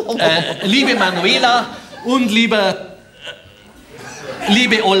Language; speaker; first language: German; native; German